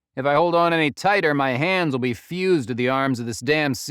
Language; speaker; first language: English; native; English